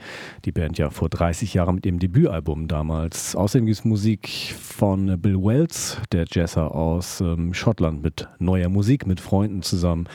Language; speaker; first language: German; native; German